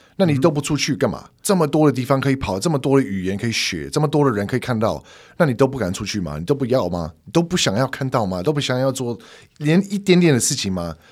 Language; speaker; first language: Chinese; non-native, fluent; English